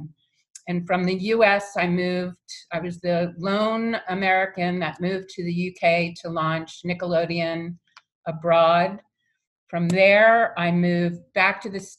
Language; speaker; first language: English; native; English